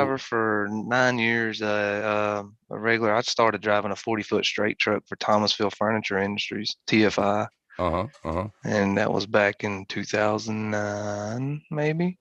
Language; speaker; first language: English; native; English